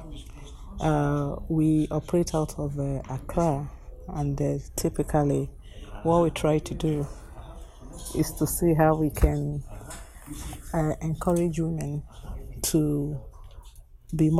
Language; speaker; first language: English; non-native, local second language; Igbo